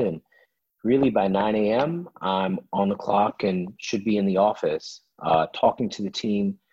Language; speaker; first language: English; native; English